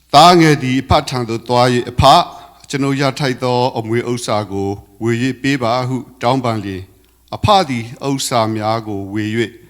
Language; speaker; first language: Burmese; non-native, local second language; Karen languages